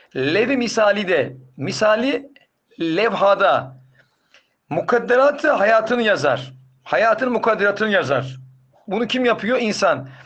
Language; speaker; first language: Turkish; native; Turkish